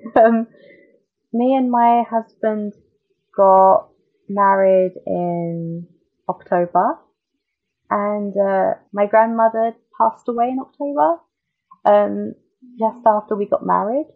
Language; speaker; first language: English; native; English